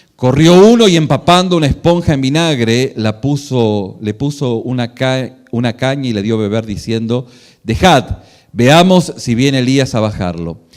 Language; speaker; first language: Spanish; native; Spanish